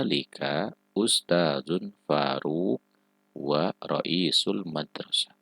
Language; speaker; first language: Arabic; non-native, fluent; Indonesian